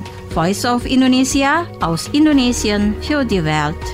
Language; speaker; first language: German; non-native, fluent; Indonesian